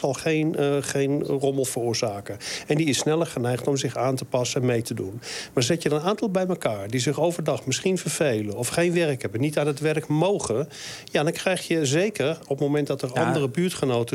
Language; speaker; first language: Dutch; native; Dutch